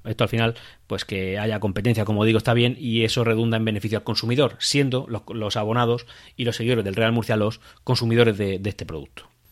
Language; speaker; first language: Spanish; native; Spanish